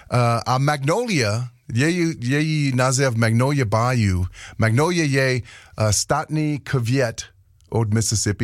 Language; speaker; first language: Czech; non-native, learner; English